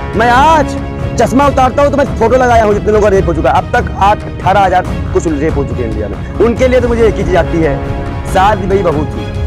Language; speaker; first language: Hindi; native; Hindi